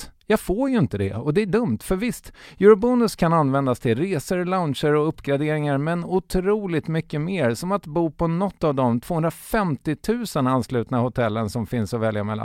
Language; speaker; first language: Swedish; native; Swedish